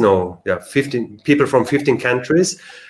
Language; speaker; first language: English; non-native, learner; German